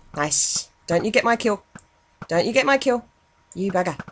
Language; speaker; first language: English; native; English